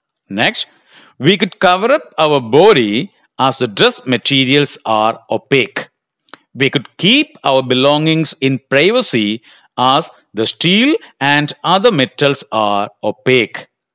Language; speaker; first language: English; non-native, local second language; Malayalam